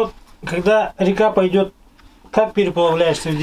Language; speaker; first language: Russian; native; Russian